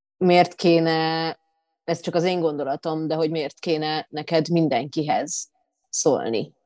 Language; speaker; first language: Hungarian; native; Hungarian